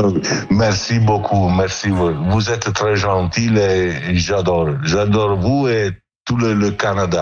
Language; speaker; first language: French; non-native, learner; Italian